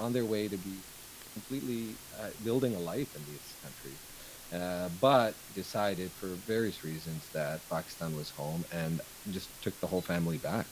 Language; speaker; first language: English; non-native, local second language; Urdu